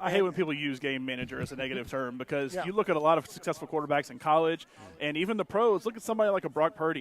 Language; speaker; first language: English; native; English